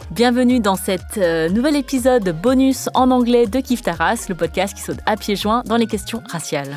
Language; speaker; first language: French; native; French